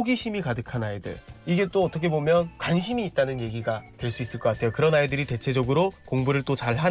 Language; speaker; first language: Korean; native; Korean